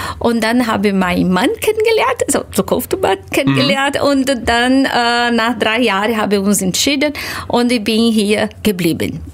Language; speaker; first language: German; non-native, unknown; Portuguese